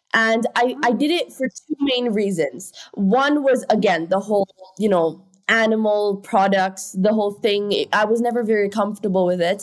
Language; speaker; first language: English; non-native, local second language; Hindi